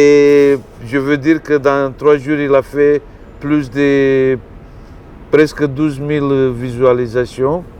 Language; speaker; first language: French; non-native, fluent; Romanian